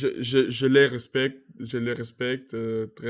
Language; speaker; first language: French; non-native, learner; Russian